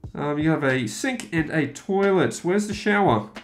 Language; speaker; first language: English; native; English